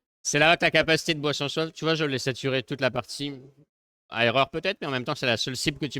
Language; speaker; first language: French; native; French